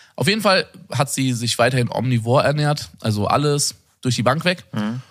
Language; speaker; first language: German; native; German